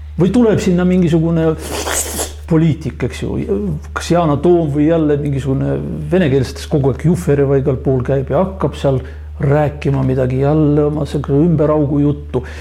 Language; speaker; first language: Estonian; non-native, local second language; Russian